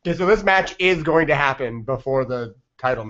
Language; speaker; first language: English; native; English